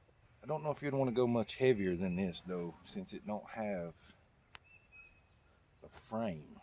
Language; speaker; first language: English; native; English